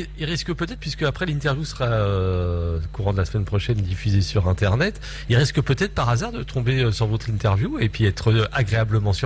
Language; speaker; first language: French; native; French